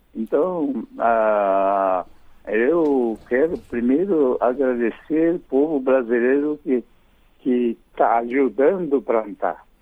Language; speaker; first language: Portuguese; non-native, fluent; Japanese